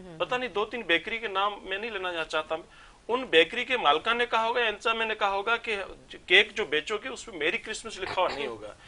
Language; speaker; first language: Urdu; non-native, local second language; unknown